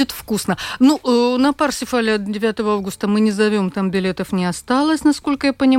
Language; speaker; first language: Russian; native; Russian